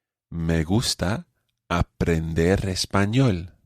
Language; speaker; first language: Spanish; non-native, fluent; English